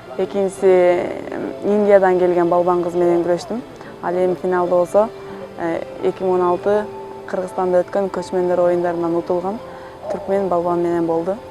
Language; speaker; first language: Kyrgyz; native; Kyrgyz